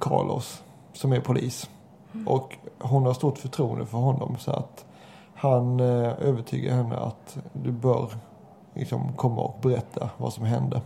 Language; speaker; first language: Swedish; native; Swedish